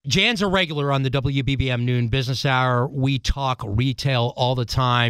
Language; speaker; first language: English; native; English